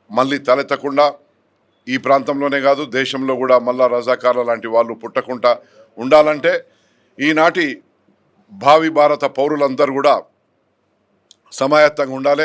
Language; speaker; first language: Telugu; native; Telugu